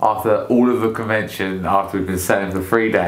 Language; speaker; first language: English; native; English